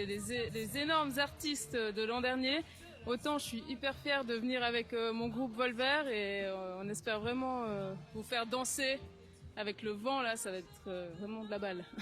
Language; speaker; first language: French; native; French